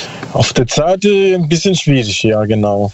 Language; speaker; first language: German; non-native, learner; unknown